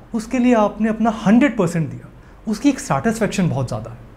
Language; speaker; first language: Hindi; native; Hindi